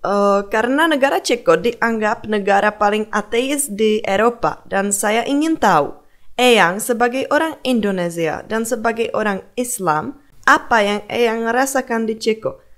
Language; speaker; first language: Indonesian; non-native, fluent; Czech